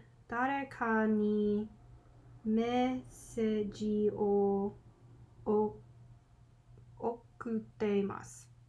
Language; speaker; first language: Japanese; non-native, learner; English